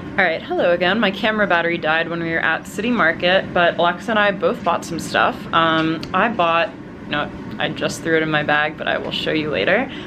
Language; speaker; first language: English; native; English